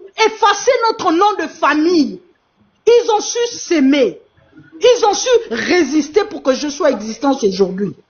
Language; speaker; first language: French; non-native, fluent; Portuguese